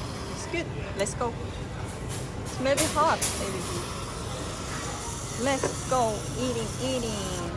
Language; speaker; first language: English; non-native, learner; Korean